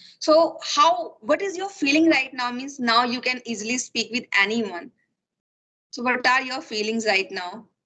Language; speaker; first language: English; non-native, fluent; Hindi